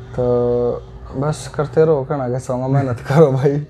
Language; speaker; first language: Hindi; native; Hindi